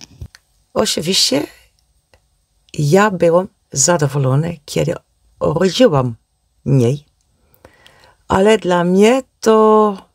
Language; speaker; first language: Polish; non-native, learner; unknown